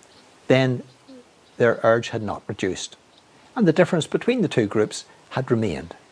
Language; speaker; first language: English; native; English